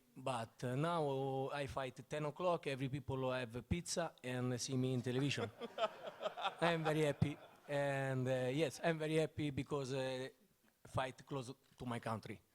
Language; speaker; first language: English; non-native, learner; Italian